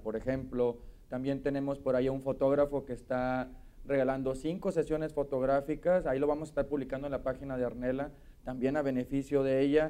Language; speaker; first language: Spanish; native; Spanish